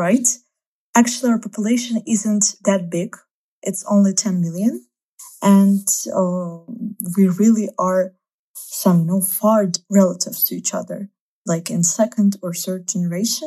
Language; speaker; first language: English; non-native, fluent; Russian